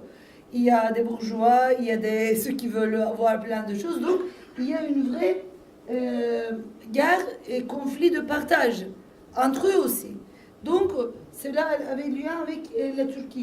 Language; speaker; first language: French; non-native, fluent; Turkish